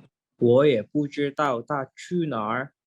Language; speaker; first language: Chinese; non-native, learner; Indonesian